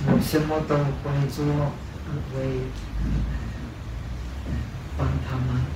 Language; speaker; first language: Chinese; non-native, fluent; Czech